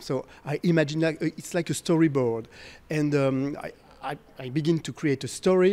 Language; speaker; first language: English; non-native, fluent; French